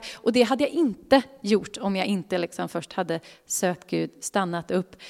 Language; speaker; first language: Swedish; native; Swedish